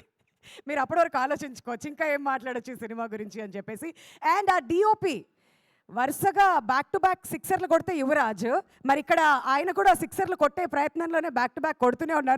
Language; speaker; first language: Telugu; native; Telugu